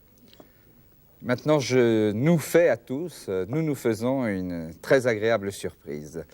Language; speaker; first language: French; native; French